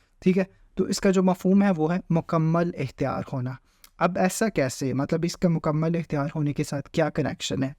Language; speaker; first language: Urdu; native; Urdu